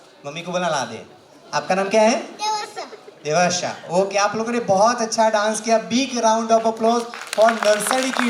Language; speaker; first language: Hindi; non-native, local second language; Gujarati